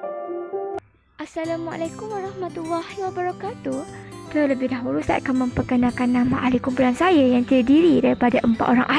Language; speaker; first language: Malay; native; Malay